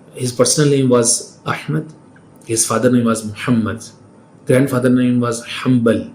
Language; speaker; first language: English; non-native, local second language; Urdu